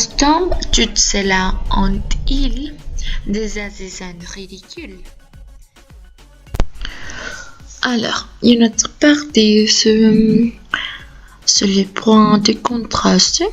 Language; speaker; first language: French; non-native, learner; Spanish